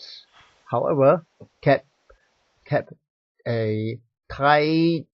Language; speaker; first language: English; non-native, learner; Chinese